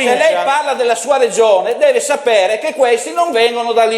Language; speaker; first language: Italian; native; Italian